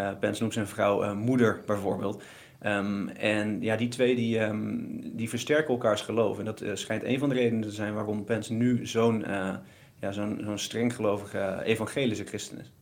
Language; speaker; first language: Dutch; native; Dutch